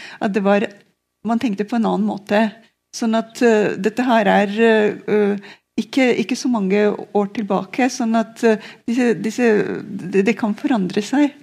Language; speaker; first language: Norwegian; non-native, fluent; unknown